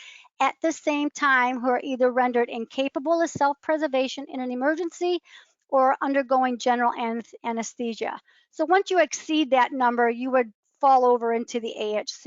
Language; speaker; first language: English; native; English